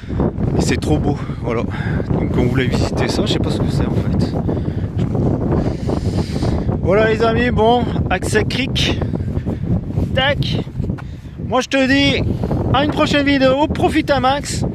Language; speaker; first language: French; native; French